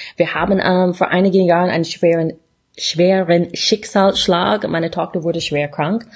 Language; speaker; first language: German; non-native, fluent; English